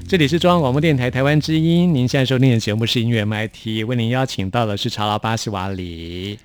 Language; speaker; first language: Chinese; native; Chinese